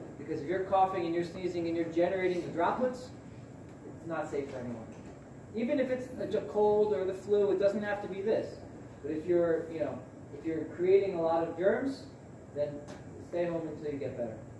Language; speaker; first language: English; native; English